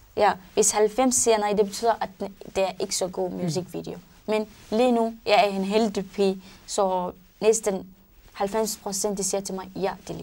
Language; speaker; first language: Danish; non-native, learner; Arabic